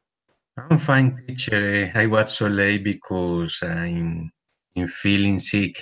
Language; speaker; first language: English; non-native, learner; Spanish